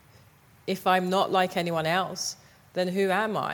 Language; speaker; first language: English; native; English